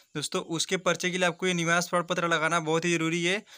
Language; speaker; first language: Hindi; native; Hindi